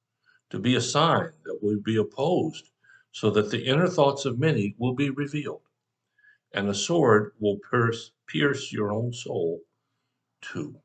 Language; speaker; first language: English; native; English